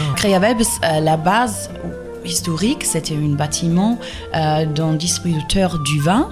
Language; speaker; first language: French; non-native, fluent; German